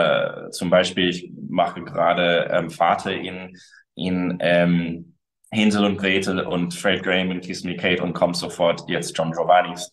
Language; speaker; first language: German; early bilingual, other home language; English